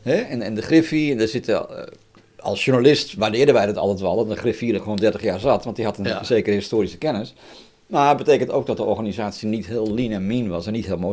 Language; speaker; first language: Dutch; native; Dutch